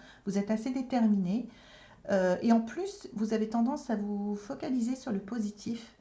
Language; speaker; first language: French; native; French